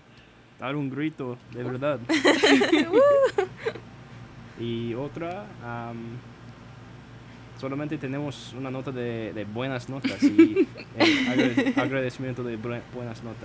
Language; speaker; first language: Spanish; non-native, learner; English